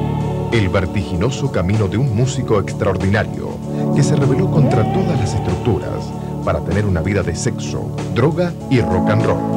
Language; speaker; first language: Spanish; native; Spanish